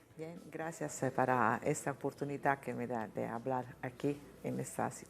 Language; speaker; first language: Spanish; non-native, fluent; Italian